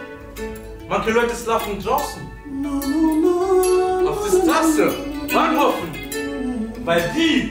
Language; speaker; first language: German; non-native, learner; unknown